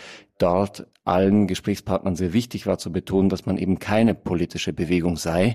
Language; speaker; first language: German; native; German